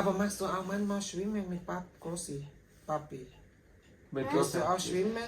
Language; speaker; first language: German; non-native, learner; Thai